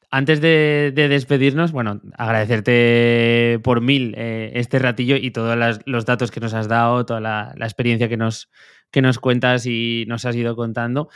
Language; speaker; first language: Spanish; native; Spanish